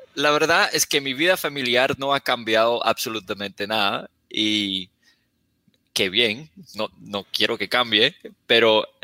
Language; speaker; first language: Spanish; non-native, fluent; English